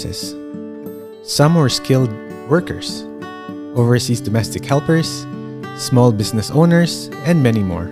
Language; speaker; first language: English; non-native, local second language; Filipino